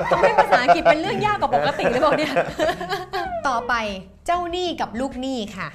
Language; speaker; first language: Thai; native; Thai